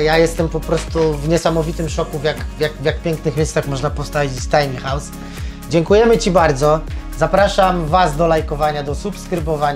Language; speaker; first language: Polish; native; Polish